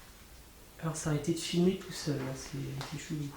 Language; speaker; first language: French; native; French